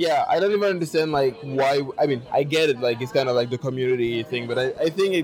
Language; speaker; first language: English; non-native, local second language; French